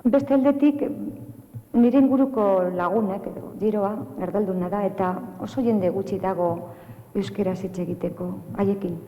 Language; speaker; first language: Basque; non-native, local second language; Spanish